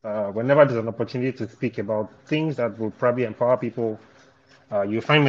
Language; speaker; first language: English; non-native, local second language; Yoruba